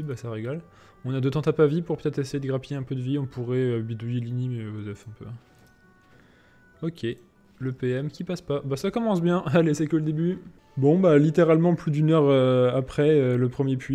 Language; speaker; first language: French; native; French